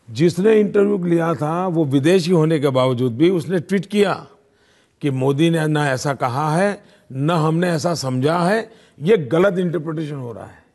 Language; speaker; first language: Hindi; non-native, local second language; Gujarati